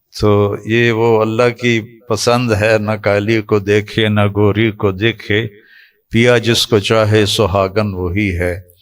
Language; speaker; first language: Urdu; non-native, local second language; Punjabi